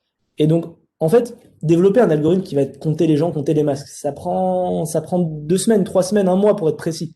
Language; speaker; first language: French; native; French